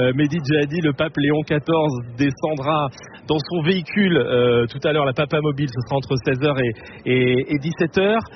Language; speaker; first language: French; native; French